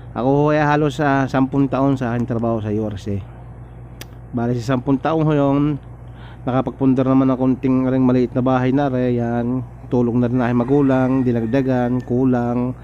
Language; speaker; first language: Filipino; native; Filipino